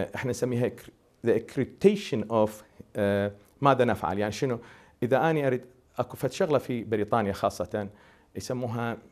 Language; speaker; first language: Arabic; native; Arabic